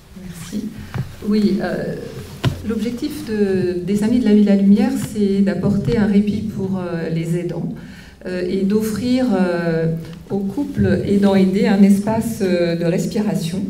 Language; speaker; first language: French; native; French